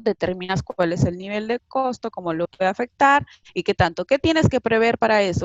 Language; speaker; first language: Spanish; native; Spanish